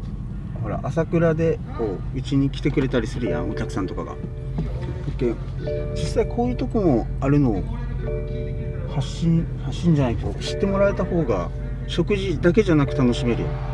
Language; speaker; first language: Japanese; native; Japanese